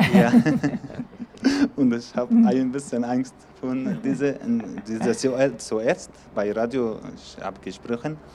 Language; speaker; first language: German; non-native, learner; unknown